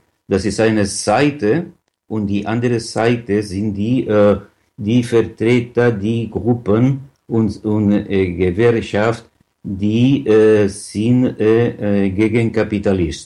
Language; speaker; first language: German; non-native, learner; Catalan